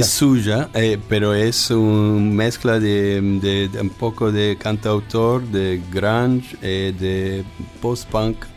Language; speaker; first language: Spanish; non-native, fluent; English